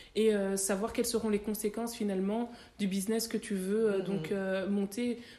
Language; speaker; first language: French; native; French